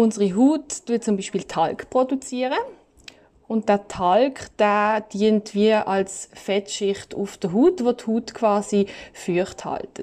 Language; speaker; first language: German; native; German